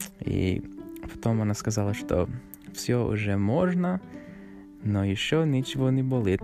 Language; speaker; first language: Russian; non-native, learner; English